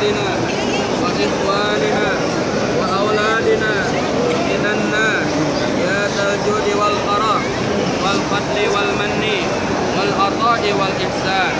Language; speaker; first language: Arabic; non-native, fluent; Indonesian